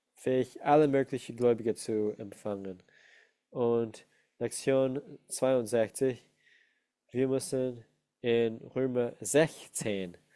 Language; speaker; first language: German; non-native, fluent; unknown